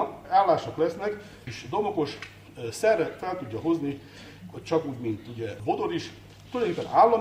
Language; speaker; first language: Hungarian; native; Hungarian